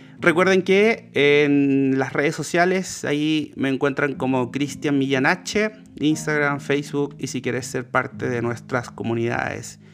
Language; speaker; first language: Spanish; native; Spanish